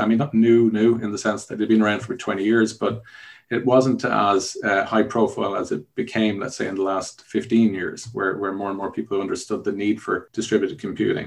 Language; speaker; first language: English; native; English